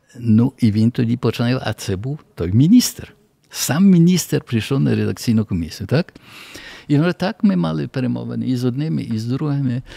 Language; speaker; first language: Ukrainian; early bilingual, heritage; Ukrainian